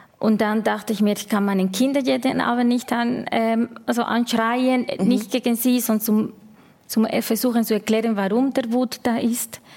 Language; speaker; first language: German; non-native, fluent; Spanish